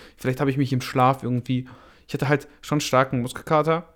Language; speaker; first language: German; non-native, fluent; Russian